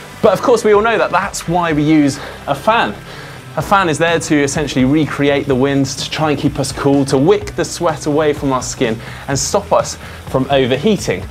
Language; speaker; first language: English; native; English